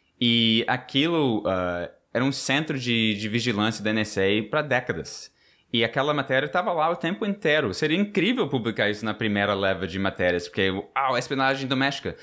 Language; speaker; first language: Portuguese; non-native, fluent; English